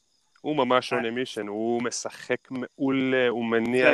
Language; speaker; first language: Hebrew; native; Hebrew